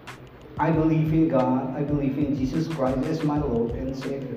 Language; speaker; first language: English; non-native, learner; Indonesian